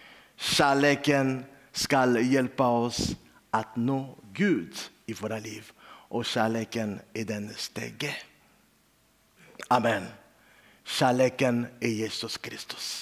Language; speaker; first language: Swedish; non-native, learner; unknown